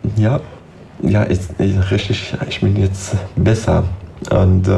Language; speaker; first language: German; non-native, learner; Persian